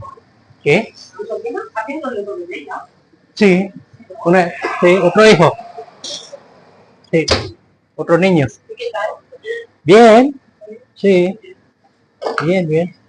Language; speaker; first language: Spanish; non-native, learner; Filipino